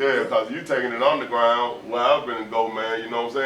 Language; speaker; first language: English; native; English